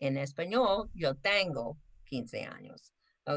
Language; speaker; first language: Spanish; non-native, fluent; English